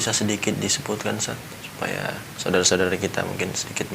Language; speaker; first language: Indonesian; native; Indonesian